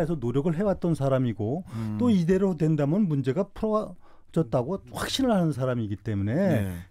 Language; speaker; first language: Korean; native; Korean